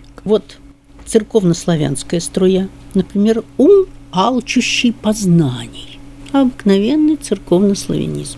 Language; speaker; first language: Russian; native; Russian